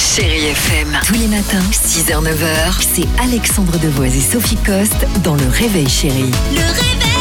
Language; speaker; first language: French; native; French